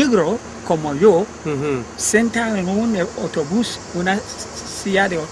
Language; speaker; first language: Spanish; non-native, learner; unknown